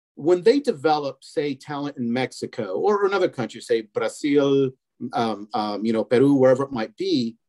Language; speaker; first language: English; early bilingual, other home language; Spanish